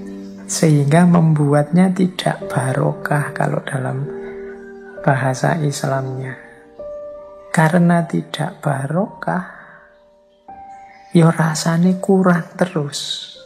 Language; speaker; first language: Indonesian; native; Indonesian